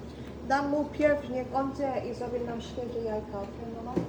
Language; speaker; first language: Polish; early bilingual, heritage; Polish